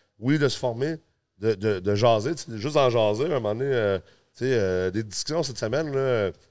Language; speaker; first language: French; early bilingual, other home language; English